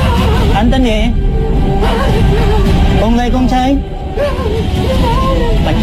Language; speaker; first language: Vietnamese; non-native, learner; Indonesian